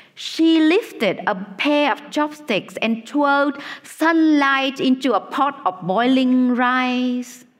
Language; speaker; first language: English; non-native, fluent; Vietnamese